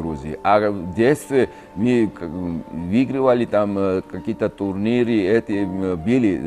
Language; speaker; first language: Russian; non-native, fluent; Georgian